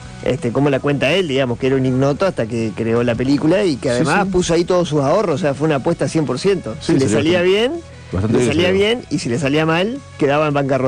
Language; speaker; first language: Spanish; native; Spanish